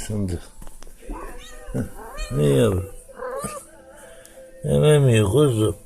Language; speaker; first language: Turkish; native; Turkish